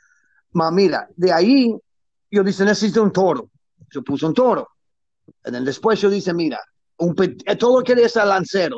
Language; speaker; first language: Spanish; non-native, learner; English